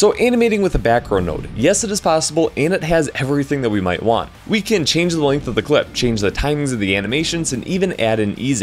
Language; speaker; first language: English; native; English